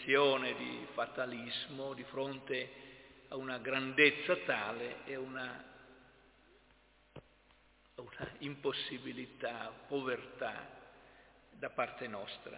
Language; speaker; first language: Italian; native; Italian